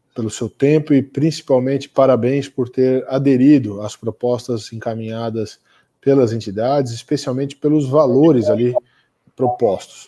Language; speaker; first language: Portuguese; native; Portuguese